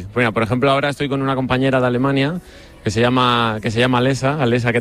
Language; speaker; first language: Spanish; native; Spanish